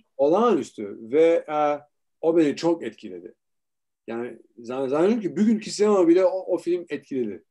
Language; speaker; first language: Turkish; early bilingual, heritage; Turkish